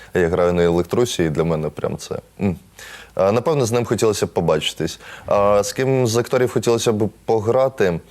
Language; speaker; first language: Ukrainian; non-native, local second language; Russian